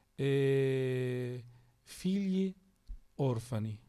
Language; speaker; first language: Italian; non-native, fluent; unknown